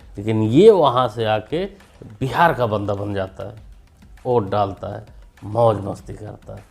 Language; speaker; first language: Hindi; native; Hindi